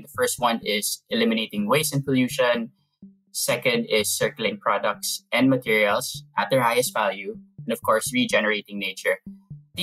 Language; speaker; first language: English; non-native, local second language; Filipino